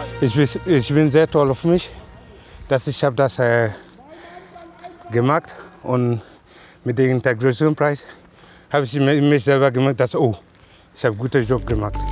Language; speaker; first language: German; non-native, learner; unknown